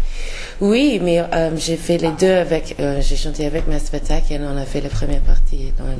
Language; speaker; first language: French; non-native, learner; English